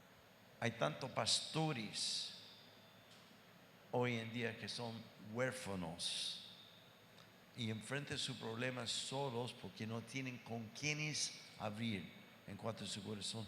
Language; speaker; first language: Spanish; non-native, fluent; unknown